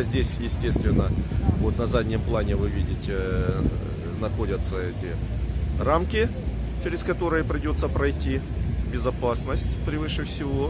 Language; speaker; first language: Russian; native; Russian